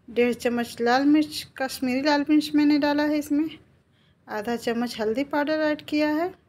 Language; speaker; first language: Hindi; native; Hindi